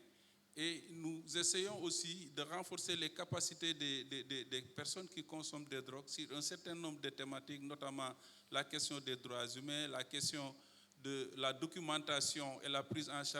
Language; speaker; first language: French; non-native, local second language; Wolof